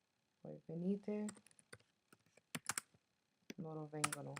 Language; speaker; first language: Italian; non-native, fluent; English